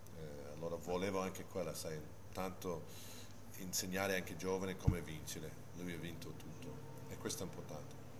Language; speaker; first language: Italian; non-native, fluent; English